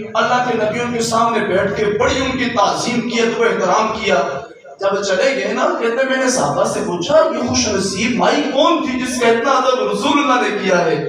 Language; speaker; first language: Urdu; non-native, local second language; Punjabi